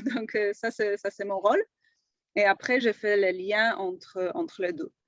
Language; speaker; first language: French; non-native, fluent; Polish